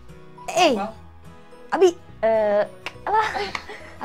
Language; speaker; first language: Indonesian; native; Indonesian